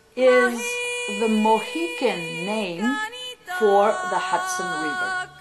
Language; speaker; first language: English; non-native, fluent; French